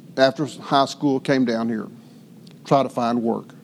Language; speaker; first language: English; native; English